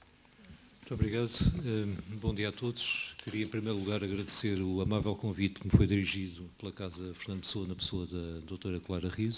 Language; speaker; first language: Portuguese; native; Portuguese